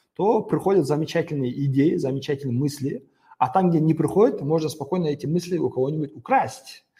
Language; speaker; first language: Russian; non-native, local second language; Kazakh